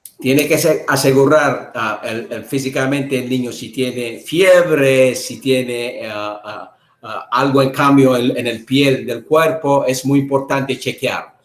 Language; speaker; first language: Spanish; non-native, learner; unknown